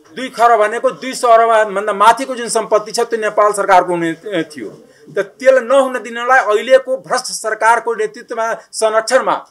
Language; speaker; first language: Nepali; non-native, local second language; Maithili